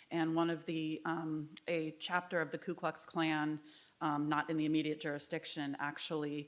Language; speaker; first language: English; native; English